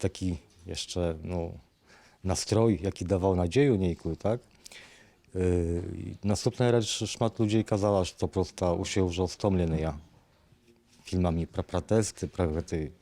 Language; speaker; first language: Polish; non-native, learner; Belarusian